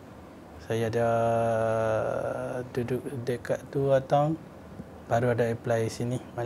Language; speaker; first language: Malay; non-native, learner; Nepali